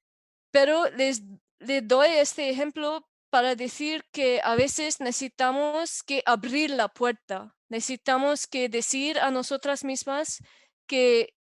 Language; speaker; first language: Spanish; non-native, fluent; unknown